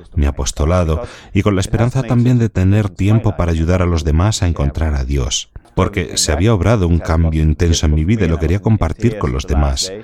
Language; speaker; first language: Spanish; non-native, fluent; Dutch